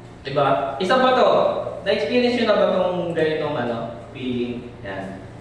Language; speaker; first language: Filipino; native; Filipino